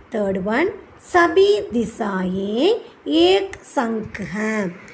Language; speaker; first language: Hindi; non-native, local second language; Tamil